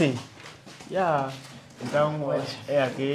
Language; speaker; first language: Portuguese; non-native, learner; Vietnamese